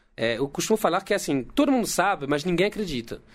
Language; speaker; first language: Portuguese; non-native, fluent; French